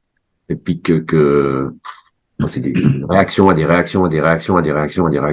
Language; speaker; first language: French; native; French